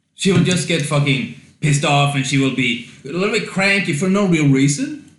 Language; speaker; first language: English; non-native, fluent; Swedish